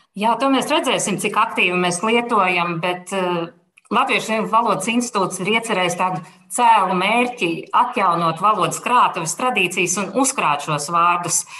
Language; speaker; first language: Latvian; native; Latvian